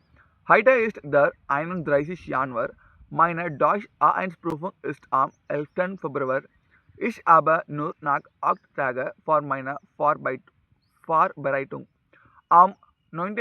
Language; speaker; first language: German; non-native, learner; Tamil